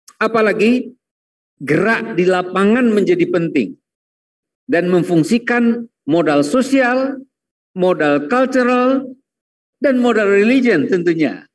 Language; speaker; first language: Indonesian; non-native, local second language; Minangkabau